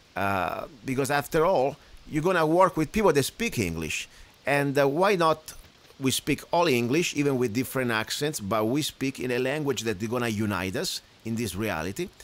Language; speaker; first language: English; non-native, fluent; Italian